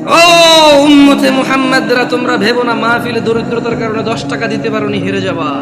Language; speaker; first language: Bangla; early bilingual, heritage; Bangla